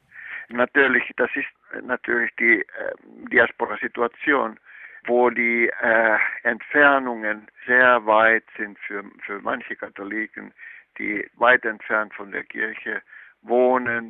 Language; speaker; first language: German; non-native, fluent; Finnish